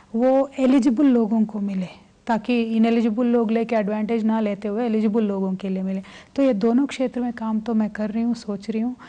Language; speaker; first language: Hindi; non-native, local second language; Telugu